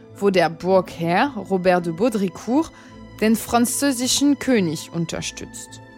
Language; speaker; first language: German; non-native, fluent; French